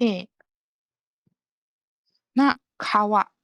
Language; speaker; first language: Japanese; non-native, fluent; Malay